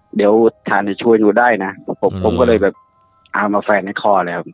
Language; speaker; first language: Thai; non-native, fluent; Khmer